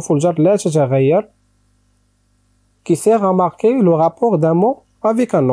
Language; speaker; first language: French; non-native, local second language; Arabic